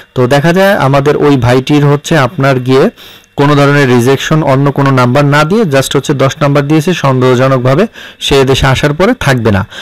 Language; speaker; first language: Bangla; native; Bangla